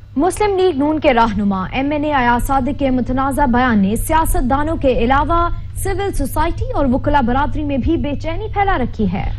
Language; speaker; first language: Urdu; native; Urdu